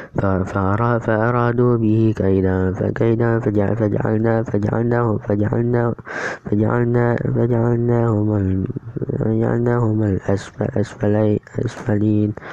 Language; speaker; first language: Arabic; non-native, learner; Indonesian